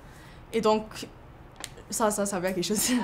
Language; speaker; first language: French; early bilingual, other home language; Chinese